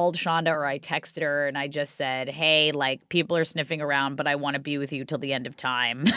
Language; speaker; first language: English; native; English